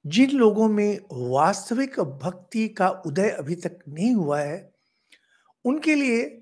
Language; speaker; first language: Hindi; non-native, local second language; Bangla